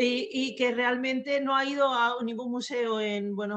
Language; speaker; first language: Spanish; native; Spanish